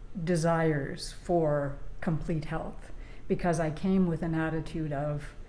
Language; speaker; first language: English; native; English